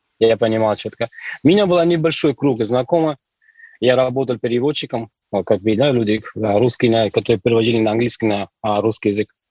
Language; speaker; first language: Russian; non-native, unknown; Hindi